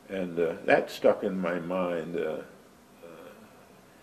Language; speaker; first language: English; native; English